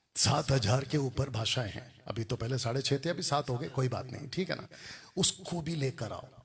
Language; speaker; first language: Hindi; non-native, local second language; Telugu